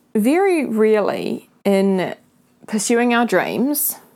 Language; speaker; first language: English; native; English